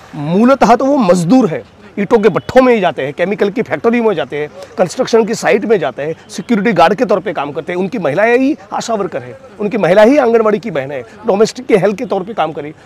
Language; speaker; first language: Hindi; non-native, local second language; Gujarati